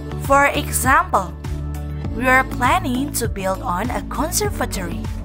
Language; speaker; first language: English; non-native, fluent; Indonesian